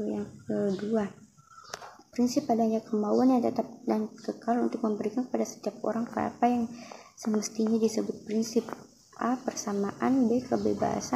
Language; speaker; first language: Indonesian; native; Indonesian